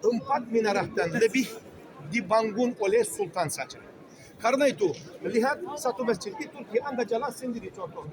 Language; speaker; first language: Indonesian; non-native, learner; Turkish